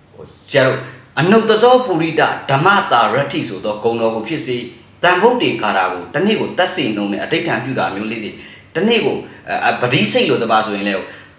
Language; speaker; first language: Burmese; native; Burmese